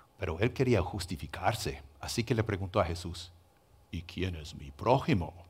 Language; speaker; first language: Spanish; non-native, fluent; English